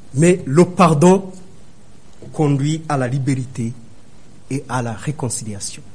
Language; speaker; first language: French; non-native, local second language; Rundi